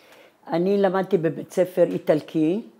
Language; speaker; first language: Hebrew; non-native, fluent; Italian